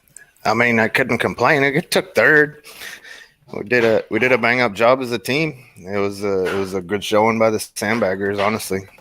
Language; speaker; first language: English; native; English